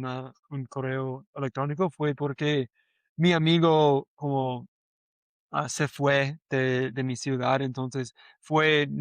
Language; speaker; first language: Spanish; non-native, learner; English